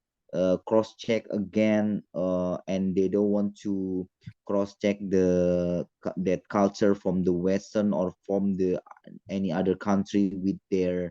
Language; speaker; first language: English; non-native, learner; Indonesian